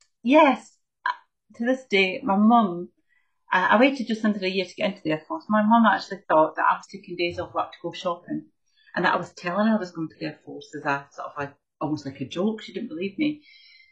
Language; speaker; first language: English; native; English